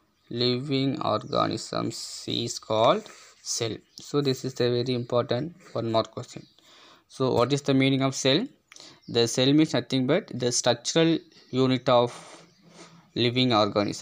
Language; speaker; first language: English; non-native, local second language; Tamil